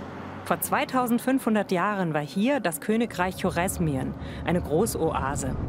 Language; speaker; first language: German; native; German